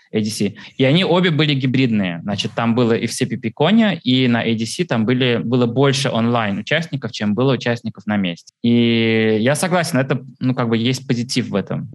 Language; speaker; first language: Russian; early bilingual, heritage; Russian